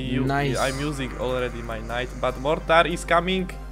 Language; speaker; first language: English; non-native, learner; Slovak